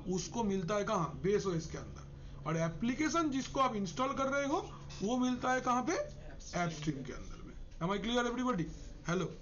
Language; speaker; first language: Hindi; non-native, local second language; Bangla